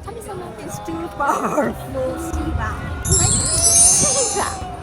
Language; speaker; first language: Japanese; non-native, fluent; Hindi